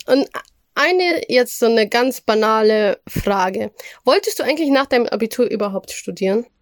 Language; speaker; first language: German; early bilingual, other home language; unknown